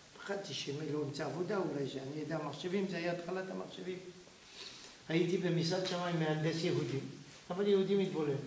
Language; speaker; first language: Hebrew; non-native, fluent; French